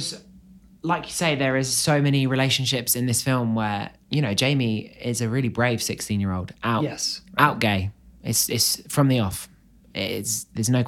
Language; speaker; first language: English; native; English